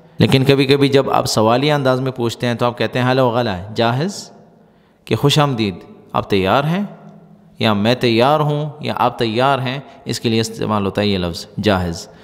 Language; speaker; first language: Urdu; non-native, local second language; Pashto